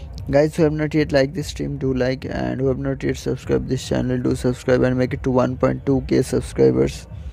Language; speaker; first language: English; non-native, local second language; Bangla